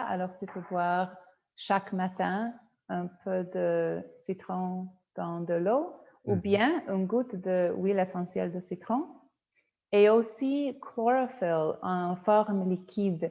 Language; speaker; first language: French; non-native, fluent; Polish